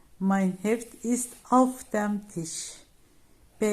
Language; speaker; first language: German; non-native, fluent; Turkish